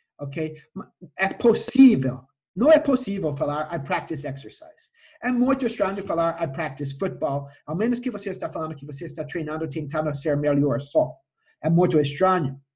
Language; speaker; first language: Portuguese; non-native, fluent; English